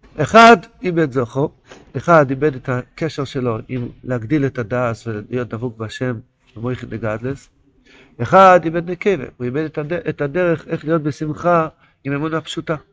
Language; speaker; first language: Hebrew; non-native, local second language; Yiddish